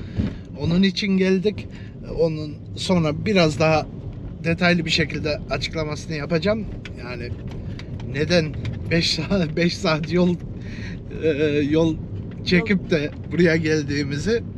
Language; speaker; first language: Turkish; early bilingual, heritage; Turkish